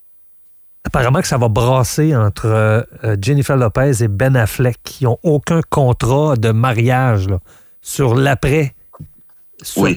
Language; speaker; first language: French; native; French